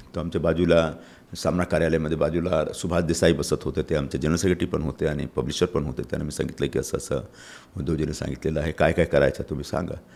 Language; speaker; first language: Marathi; non-native, local second language; Hindi